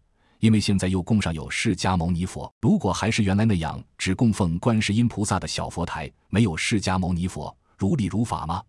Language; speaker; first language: Chinese; native; Chinese